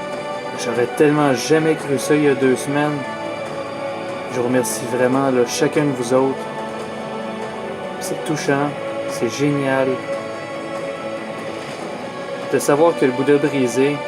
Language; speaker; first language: French; native; French